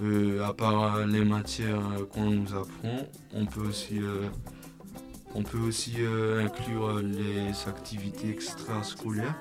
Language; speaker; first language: French; non-native, local second language; Malagasy